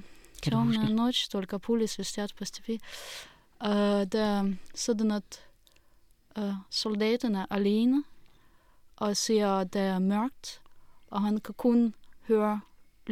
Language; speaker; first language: Danish; non-native, fluent; Russian